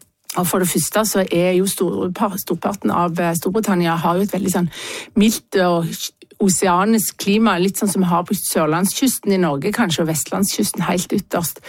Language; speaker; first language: Norwegian; native; Norwegian